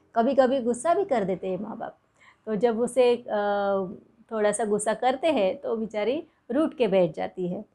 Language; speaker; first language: Hindi; non-native, local second language; Marathi